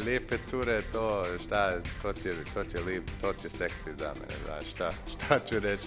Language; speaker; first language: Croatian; early bilingual, heritage; English